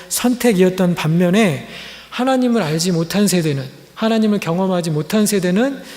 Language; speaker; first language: Korean; native; Korean